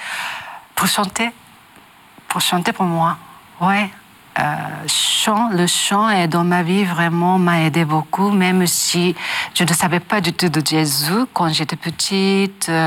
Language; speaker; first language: French; non-native, learner; Japanese